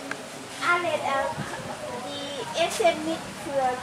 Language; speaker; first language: German; non-native, learner; Thai